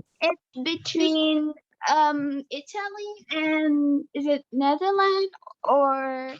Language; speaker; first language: English; non-native, learner; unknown